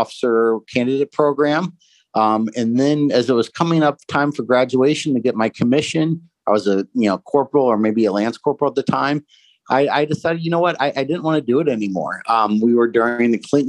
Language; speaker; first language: English; native; English